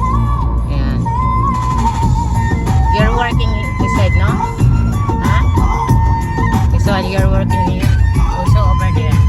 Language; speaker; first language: English; non-native, learner; Filipino